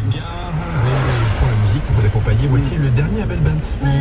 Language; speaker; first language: French; native; French